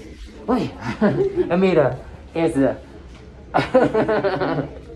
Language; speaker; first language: Spanish; non-native, learner; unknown